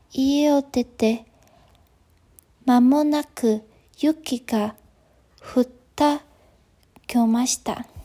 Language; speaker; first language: Japanese; non-native, learner; Chinese